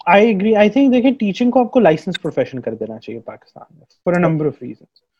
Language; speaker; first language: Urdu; non-native, local second language; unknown